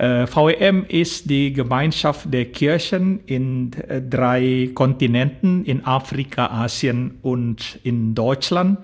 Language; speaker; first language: German; non-native, fluent; Indonesian